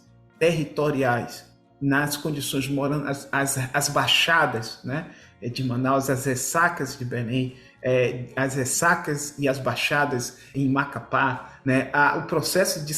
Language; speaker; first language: Portuguese; native; Portuguese